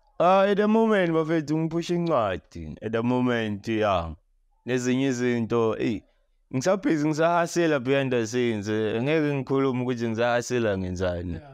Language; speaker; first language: Zulu; native; Zulu